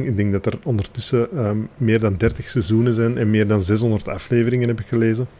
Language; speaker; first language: Dutch; native; Dutch